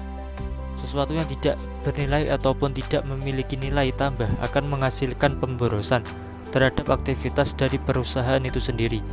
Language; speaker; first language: Indonesian; native; Indonesian